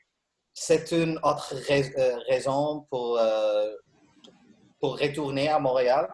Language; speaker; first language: French; non-native, learner; Arabic